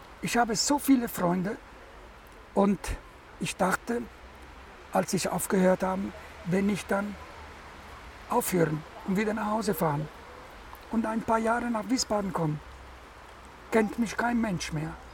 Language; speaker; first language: German; non-native, fluent; Italian